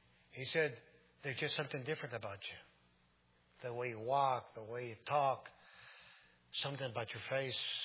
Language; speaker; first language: English; non-native, fluent; Spanish